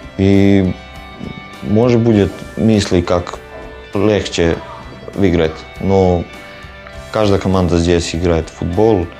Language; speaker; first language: Russian; non-native, learner; Serbian